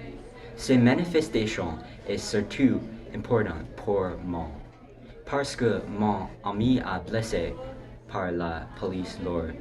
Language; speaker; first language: French; non-native, learner; English